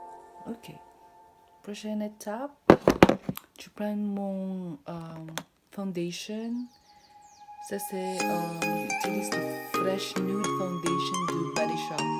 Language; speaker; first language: French; non-native, learner; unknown